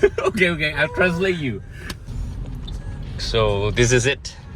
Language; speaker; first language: English; non-native, learner; Burmese